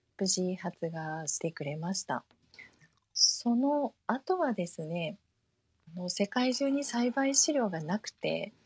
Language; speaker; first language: Japanese; early bilingual, heritage; Japanese